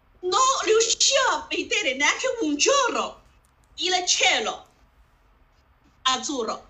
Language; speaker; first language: Italian; non-native, learner; Chinese